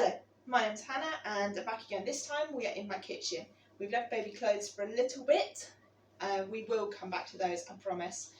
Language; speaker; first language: English; native; English